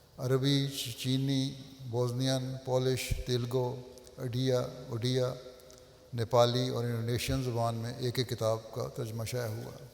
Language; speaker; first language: Urdu; native; Urdu